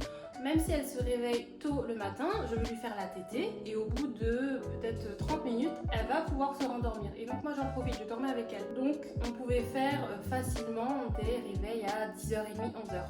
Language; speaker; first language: French; native; French